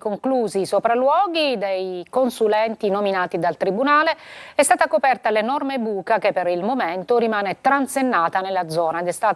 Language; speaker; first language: Italian; native; Italian